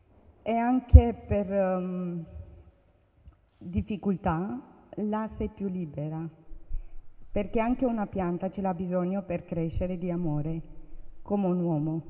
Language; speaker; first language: Italian; non-native, learner; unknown